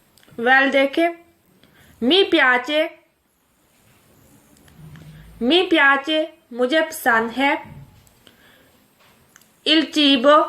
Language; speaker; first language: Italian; non-native, fluent; Urdu